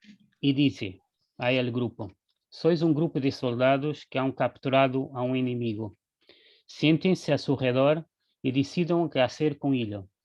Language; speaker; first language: Spanish; non-native, learner; Portuguese